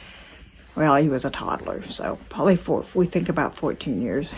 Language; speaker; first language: English; native; English